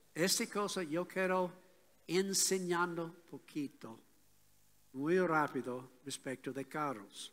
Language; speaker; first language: Spanish; non-native, learner; English